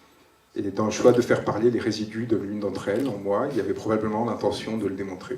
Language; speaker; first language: French; native; French